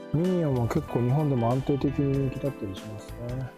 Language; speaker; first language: Japanese; native; Japanese